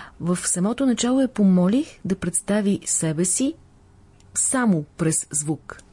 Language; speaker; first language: Bulgarian; native; Bulgarian